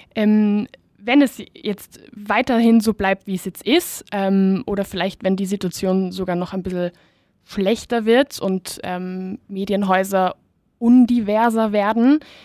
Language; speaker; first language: German; native; German